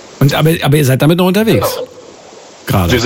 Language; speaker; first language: German; native; German